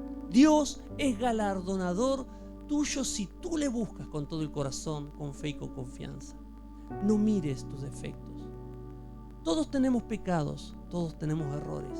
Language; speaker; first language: Spanish; native; Spanish